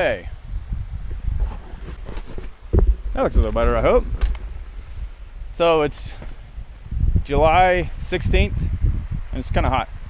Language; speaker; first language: English; native; English